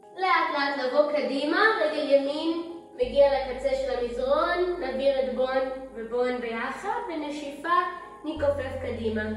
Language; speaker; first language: Hebrew; early bilingual, heritage; English